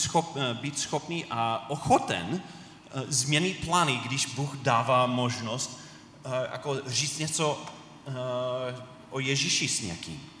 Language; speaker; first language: Czech; non-native, fluent; English